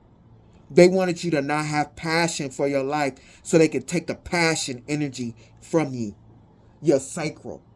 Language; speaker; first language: English; native; English